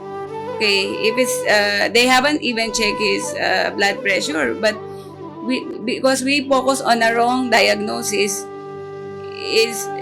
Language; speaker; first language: English; non-native, local second language; Filipino